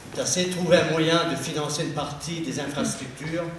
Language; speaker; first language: French; native; French